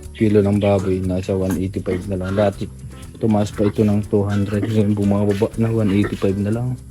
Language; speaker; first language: Filipino; non-native, local second language; Bikol